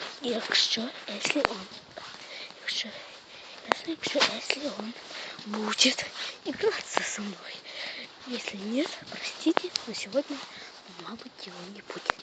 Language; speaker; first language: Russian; non-native, local second language; Ukrainian